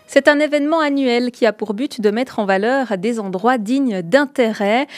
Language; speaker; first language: French; native; French